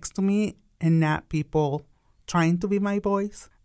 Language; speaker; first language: English; non-native, fluent; Spanish